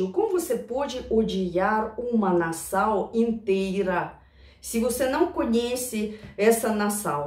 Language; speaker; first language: Portuguese; non-native, fluent; Russian